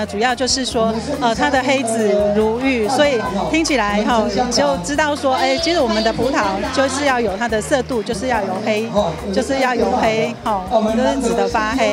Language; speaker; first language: Chinese; non-native, local second language; Min Nan Chinese